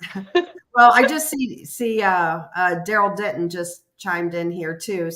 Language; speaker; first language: English; native; English